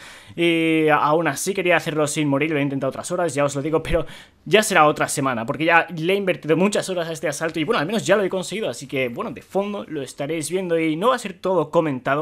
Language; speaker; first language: Spanish; native; Spanish